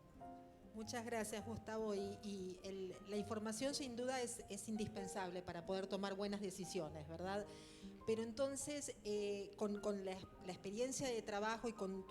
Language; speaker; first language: Spanish; native; Spanish